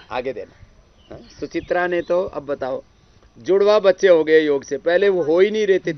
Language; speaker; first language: Hindi; native; Hindi